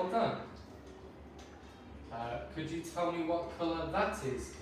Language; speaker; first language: English; native; English